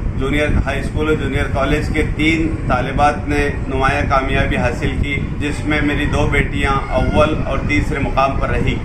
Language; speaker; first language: Urdu; native; Urdu